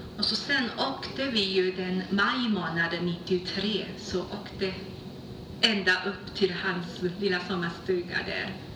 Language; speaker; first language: Swedish; non-native, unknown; Chinese